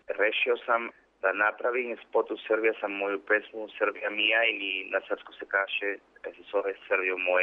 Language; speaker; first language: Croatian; early bilingual, heritage; Spanish